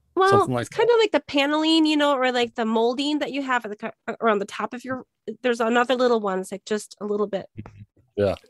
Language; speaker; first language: English; native; English